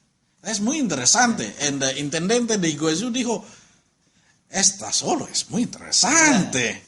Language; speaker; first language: Spanish; non-native, learner; Indonesian